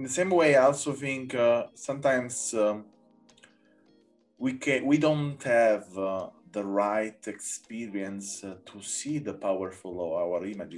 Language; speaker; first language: English; non-native, learner; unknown